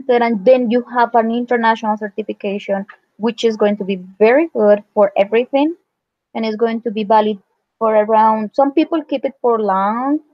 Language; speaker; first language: English; non-native, fluent; Spanish